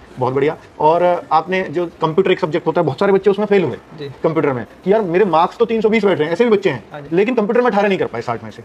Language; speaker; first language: Hindi; native; Hindi